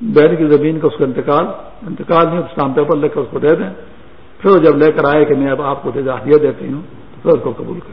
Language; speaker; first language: Urdu; non-native, local second language; Pashto